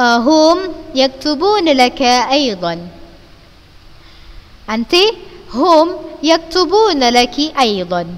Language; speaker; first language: Arabic; non-native, fluent; Indonesian